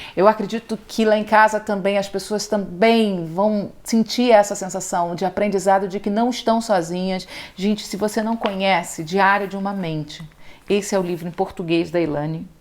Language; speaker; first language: Portuguese; native; Portuguese